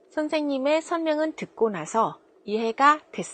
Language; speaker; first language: Korean; non-native, fluent; Vietnamese